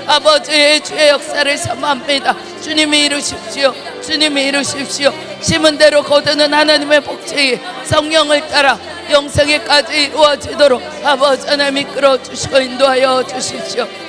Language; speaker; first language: Korean; native; Korean